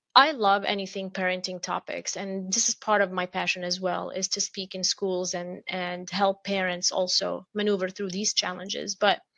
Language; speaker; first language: English; non-native, fluent; Arabic